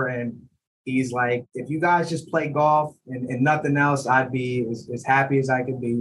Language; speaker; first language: English; native; English